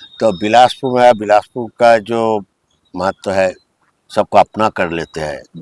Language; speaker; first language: Hindi; non-native, local second language; Bangla